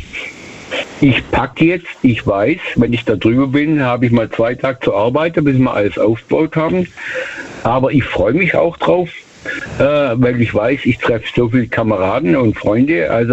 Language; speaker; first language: German; native; German